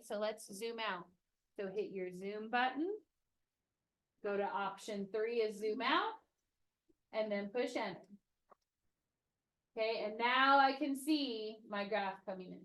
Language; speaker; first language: English; native; English